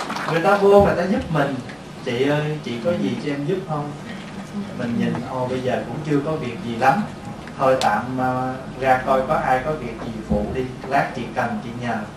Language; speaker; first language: Vietnamese; native; Vietnamese